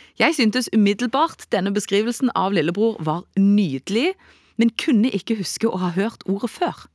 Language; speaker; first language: Norwegian; native; Norwegian